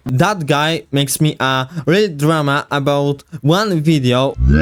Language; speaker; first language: English; non-native, learner; Polish